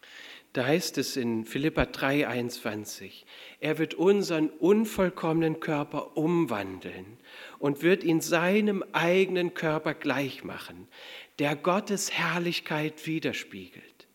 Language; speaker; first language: German; native; German